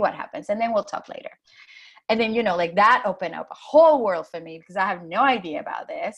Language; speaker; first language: English; non-native, fluent; Spanish